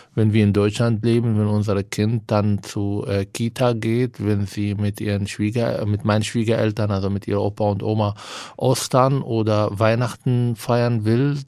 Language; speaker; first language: German; non-native, fluent; Hebrew